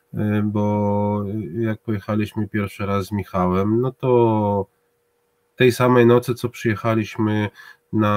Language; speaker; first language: Polish; non-native, fluent; Hebrew